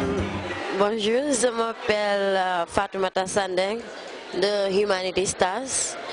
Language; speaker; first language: French; non-native, learner; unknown